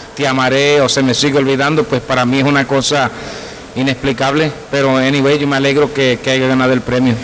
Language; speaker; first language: Spanish; native; Spanish